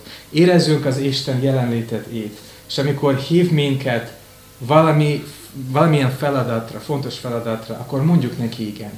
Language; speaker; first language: Hungarian; non-native, fluent; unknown